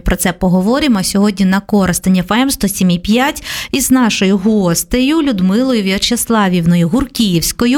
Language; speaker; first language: Ukrainian; native; Ukrainian